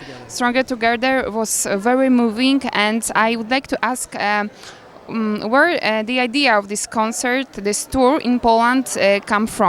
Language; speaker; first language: English; non-native, learner; Polish